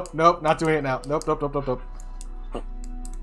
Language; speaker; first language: English; native; English